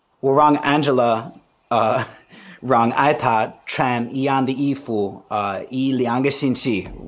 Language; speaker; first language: Chinese; non-native, fluent; English